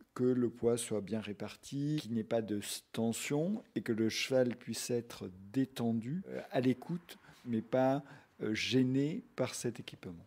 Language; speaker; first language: French; native; French